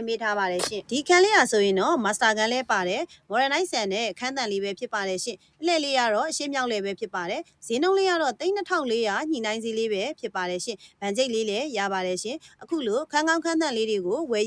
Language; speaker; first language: Burmese; native; Burmese